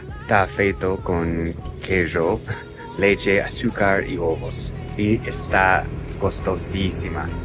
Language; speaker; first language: Portuguese; non-native, fluent; English